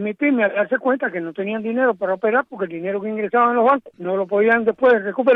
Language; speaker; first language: Spanish; native; Spanish